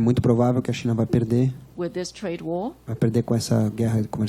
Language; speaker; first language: Portuguese; native; Portuguese